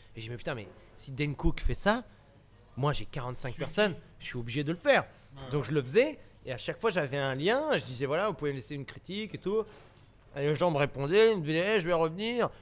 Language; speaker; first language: French; native; French